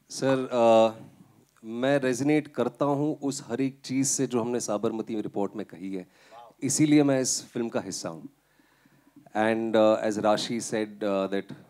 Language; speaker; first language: Hindi; native; Hindi